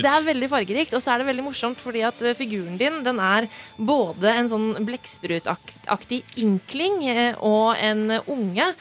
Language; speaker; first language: Norwegian; native; Norwegian